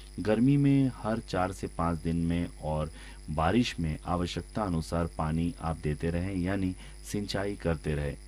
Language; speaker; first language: Hindi; native; Hindi